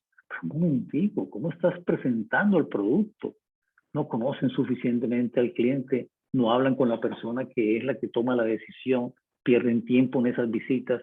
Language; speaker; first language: Spanish; native; Spanish